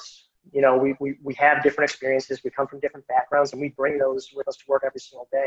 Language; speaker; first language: English; native; English